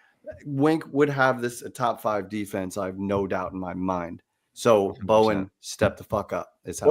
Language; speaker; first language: English; native; English